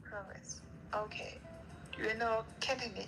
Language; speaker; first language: English; non-native, learner; Chinese